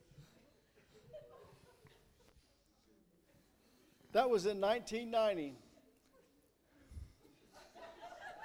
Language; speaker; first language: English; native; English